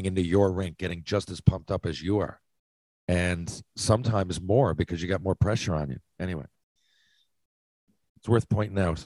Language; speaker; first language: English; native; English